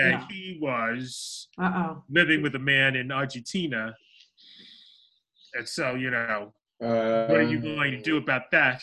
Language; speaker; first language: English; native; English